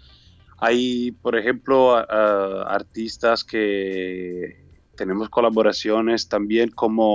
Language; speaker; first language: Spanish; non-native, learner; Italian